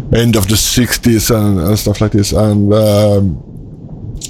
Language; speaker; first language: English; non-native, fluent; Swedish